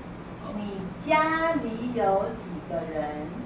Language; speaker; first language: Chinese; non-native, learner; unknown